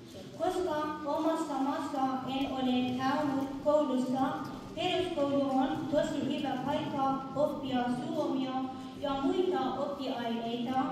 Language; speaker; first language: Finnish; non-native, fluent; Persian